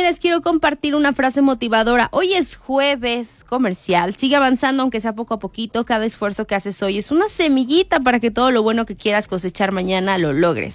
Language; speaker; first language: Spanish; native; Spanish